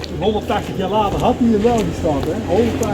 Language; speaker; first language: Dutch; native; Dutch